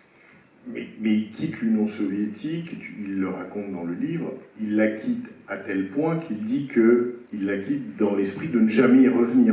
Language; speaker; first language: French; native; French